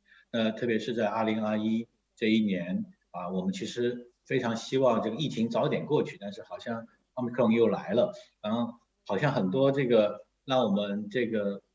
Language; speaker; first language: Chinese; native; Chinese